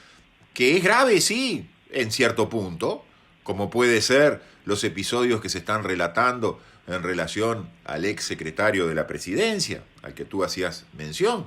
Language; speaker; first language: Spanish; native; Spanish